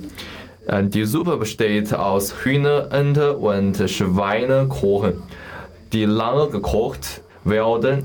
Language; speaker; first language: German; non-native, learner; Chinese